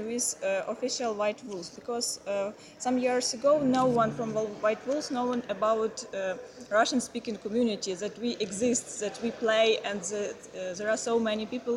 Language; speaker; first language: English; non-native, learner; Ukrainian